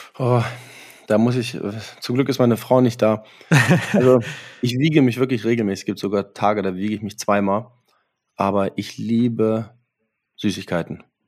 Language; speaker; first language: German; native; German